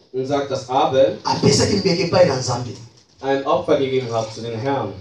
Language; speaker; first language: German; non-native, fluent; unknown